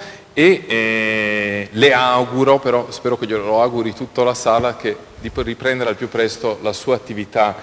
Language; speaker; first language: Italian; native; Italian